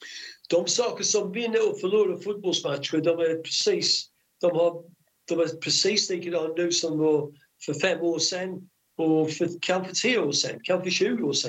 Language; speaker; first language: Swedish; non-native, fluent; English